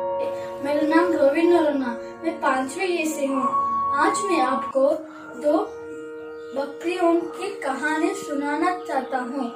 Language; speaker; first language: Hindi; non-native, local second language; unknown